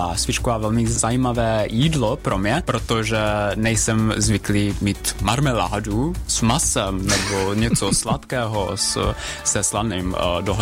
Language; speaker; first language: Czech; non-native, fluent; Spanish